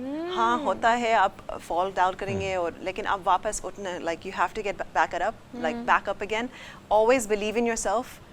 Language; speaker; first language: Hindi; early bilingual, heritage; English